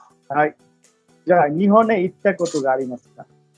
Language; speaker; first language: Japanese; non-native, fluent; Bangla